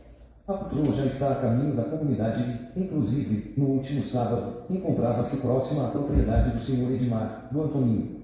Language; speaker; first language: Portuguese; native; Portuguese